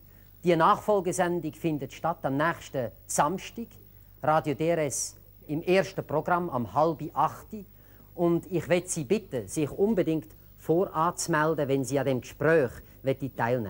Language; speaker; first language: German; native; German